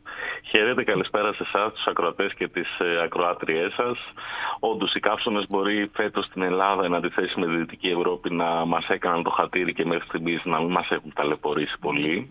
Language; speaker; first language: Greek; native; Greek